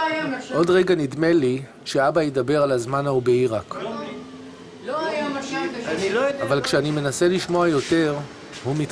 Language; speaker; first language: Hebrew; native; Hebrew